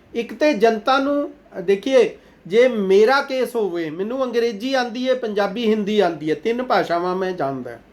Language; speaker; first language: Punjabi; non-native, local second language; Hindi